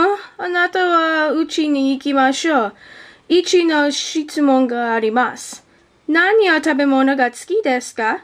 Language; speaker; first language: Japanese; non-native, learner; English